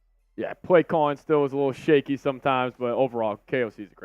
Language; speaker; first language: English; native; English